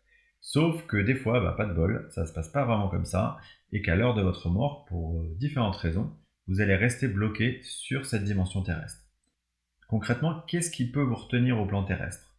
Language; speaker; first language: French; native; French